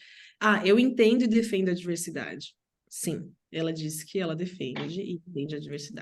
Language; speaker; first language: Portuguese; non-native, fluent; Spanish